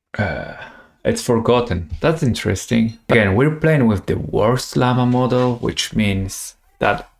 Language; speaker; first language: English; non-native, fluent; Polish